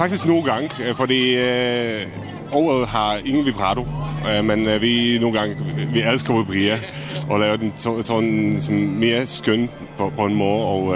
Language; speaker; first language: Danish; non-native, fluent; Czech